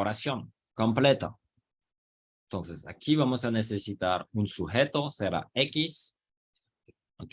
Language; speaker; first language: Spanish; non-native, fluent; French